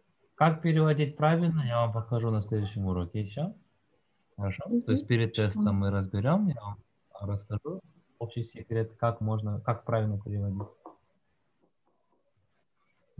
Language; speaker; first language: Russian; non-native, fluent; Korean